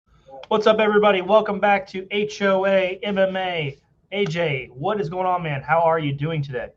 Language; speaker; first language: English; native; English